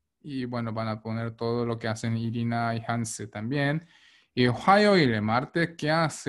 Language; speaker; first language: Spanish; non-native, fluent; Korean